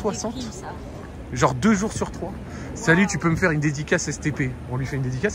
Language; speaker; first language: French; native; French